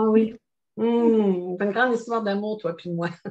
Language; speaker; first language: French; native; French